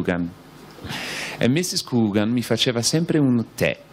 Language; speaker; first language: Italian; non-native, fluent; English